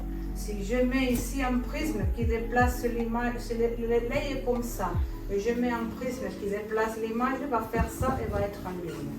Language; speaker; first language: French; non-native, fluent; Spanish